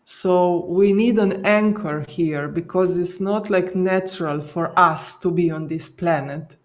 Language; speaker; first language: English; non-native, fluent; Slovenian